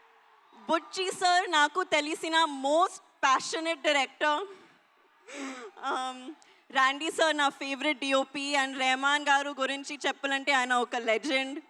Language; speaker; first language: Telugu; non-native, learner; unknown